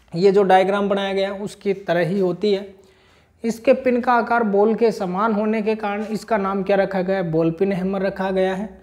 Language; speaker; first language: Hindi; native; Hindi